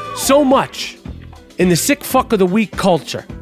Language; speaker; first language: English; native; English